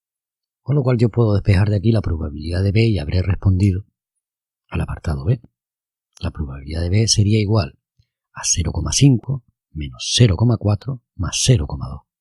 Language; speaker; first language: Spanish; native; Spanish